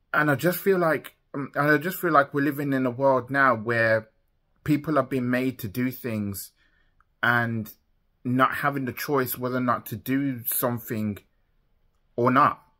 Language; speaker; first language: English; native; English